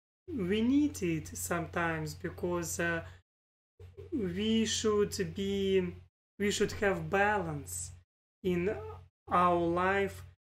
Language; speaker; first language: English; non-native, learner; Russian